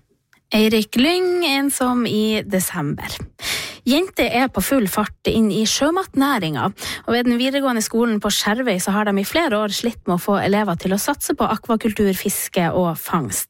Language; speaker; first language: Norwegian; native; Norwegian